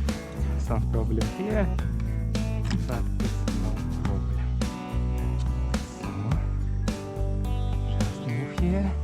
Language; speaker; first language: English; non-native, learner; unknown